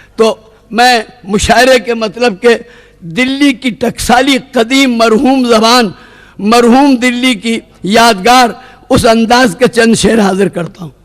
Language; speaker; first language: Urdu; native; Urdu